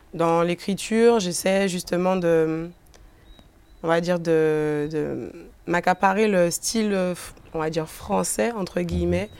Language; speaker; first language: French; native; French